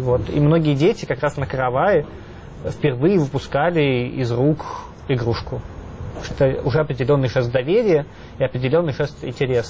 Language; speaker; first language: Russian; native; Russian